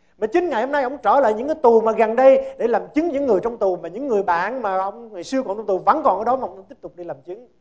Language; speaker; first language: Vietnamese; early bilingual, heritage; Vietnamese